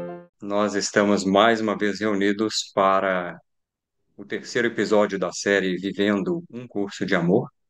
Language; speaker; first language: Portuguese; native; Portuguese